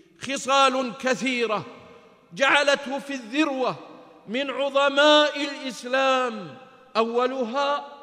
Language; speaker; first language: Arabic; native; Arabic